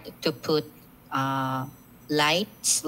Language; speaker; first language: English; non-native, local second language; Filipino